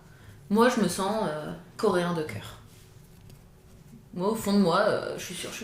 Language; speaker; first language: French; native; French